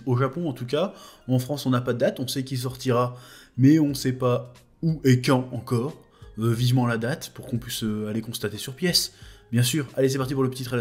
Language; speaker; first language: French; native; French